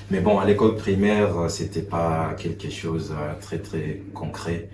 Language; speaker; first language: French; non-native, fluent; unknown